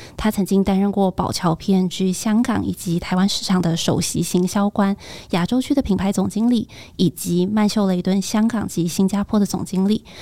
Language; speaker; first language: Chinese; native; Chinese